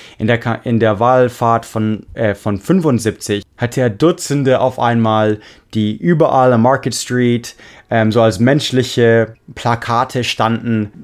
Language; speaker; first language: German; non-native, fluent; English